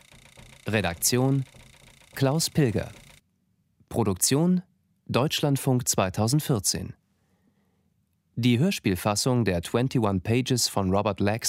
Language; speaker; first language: German; native; German